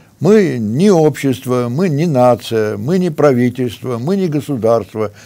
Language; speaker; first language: Russian; non-native, local second language; Armenian